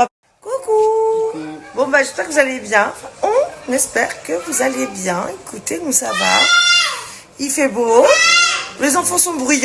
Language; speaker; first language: French; native; French